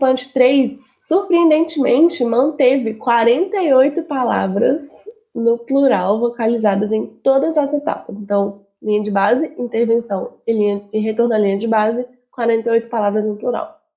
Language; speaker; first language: Portuguese; native; Portuguese